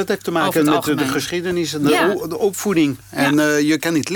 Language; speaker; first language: Dutch; non-native, fluent; French